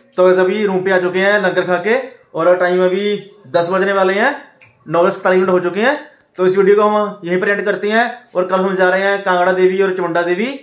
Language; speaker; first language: Hindi; non-native, local second language; Punjabi